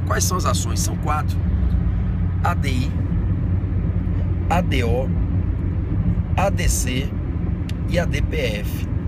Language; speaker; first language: Portuguese; native; Portuguese